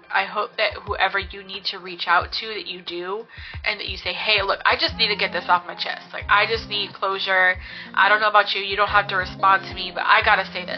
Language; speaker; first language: English; native; English